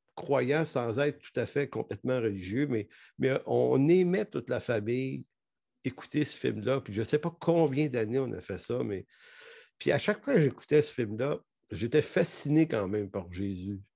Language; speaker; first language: French; native; French